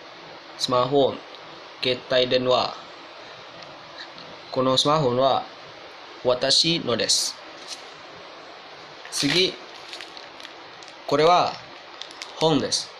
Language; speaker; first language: Japanese; non-native, learner; Indonesian